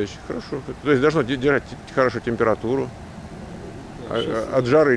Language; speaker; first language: Russian; native; Russian